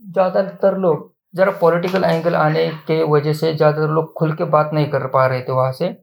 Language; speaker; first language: Hindi; non-native, local second language; Marathi